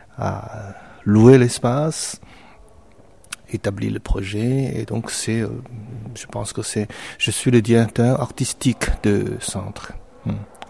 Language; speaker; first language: French; non-native, fluent; Chinese